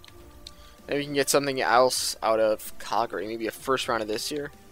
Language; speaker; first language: English; native; English